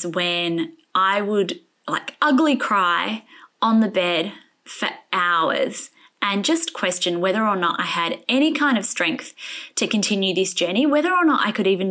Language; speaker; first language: English; native; English